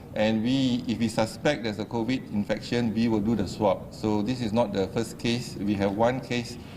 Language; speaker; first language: English; non-native, local second language; Malay